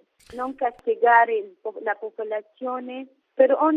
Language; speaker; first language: Italian; non-native, learner; Arabic